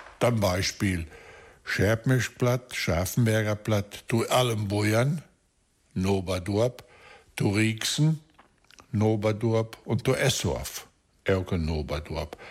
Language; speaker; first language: German; native; German